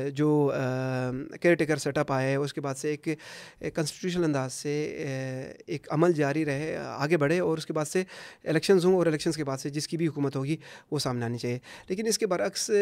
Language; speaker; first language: Urdu; non-native, local second language; Punjabi